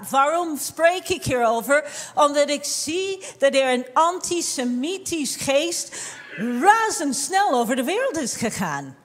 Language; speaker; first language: Dutch; non-native, fluent; English